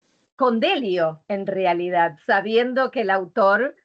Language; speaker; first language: Spanish; native; Spanish